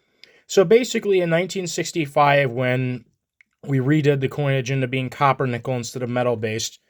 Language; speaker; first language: English; native; English